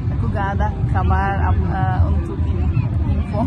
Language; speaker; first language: Indonesian; non-native, learner; Turkish